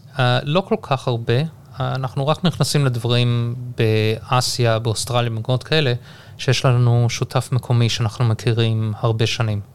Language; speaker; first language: Hebrew; early bilingual, heritage; Hebrew